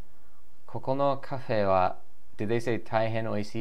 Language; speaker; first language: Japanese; non-native, learner; English